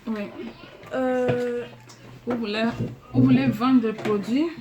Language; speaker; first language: French; non-native, learner; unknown